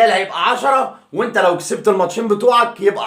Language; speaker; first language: Arabic; native; Arabic